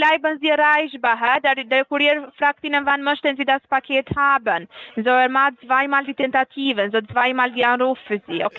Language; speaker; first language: German; non-native, fluent; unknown